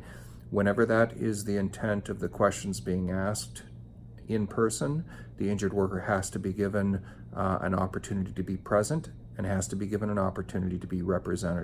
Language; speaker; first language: English; native; English